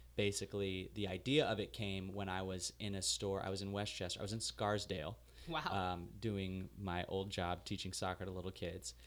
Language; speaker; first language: English; native; English